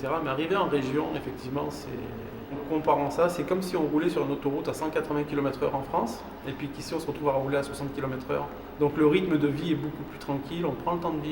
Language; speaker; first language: French; native; French